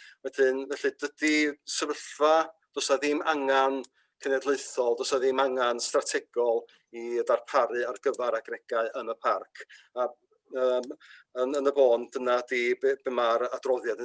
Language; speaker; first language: Welsh; native; Welsh